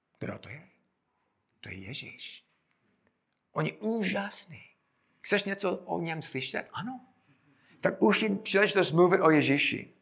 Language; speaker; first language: Czech; non-native, fluent; English